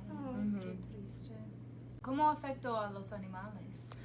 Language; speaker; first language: Spanish; non-native, learner; English